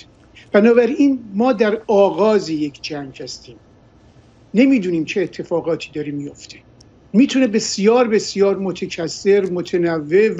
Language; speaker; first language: Persian; native; Persian